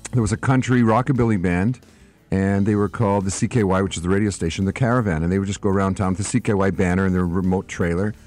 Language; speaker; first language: English; native; English